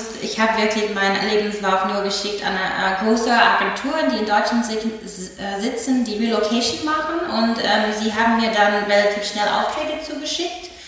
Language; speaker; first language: German; non-native, fluent; English